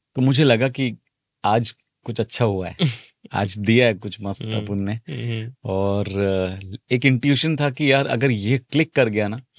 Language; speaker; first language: Hindi; native; Hindi